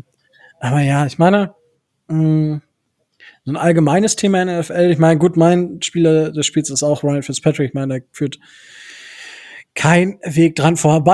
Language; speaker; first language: German; native; German